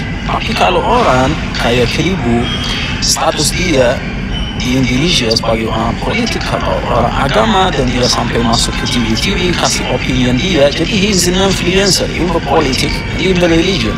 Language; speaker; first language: Indonesian; non-native, fluent; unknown